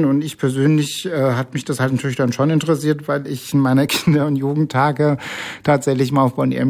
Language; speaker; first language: German; native; German